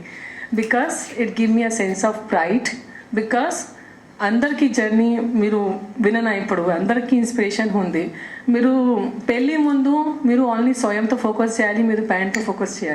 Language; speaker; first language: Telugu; non-native, local second language; Hindi